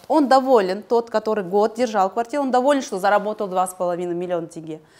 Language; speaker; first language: Russian; non-native, local second language; Kazakh